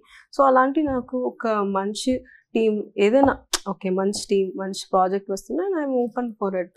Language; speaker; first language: Telugu; non-native, learner; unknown